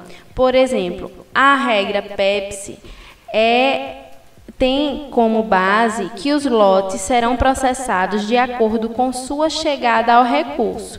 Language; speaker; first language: Portuguese; native; Portuguese